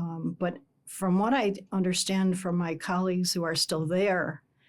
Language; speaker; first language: English; native; English